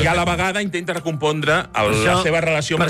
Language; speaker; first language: Catalan; native; Catalan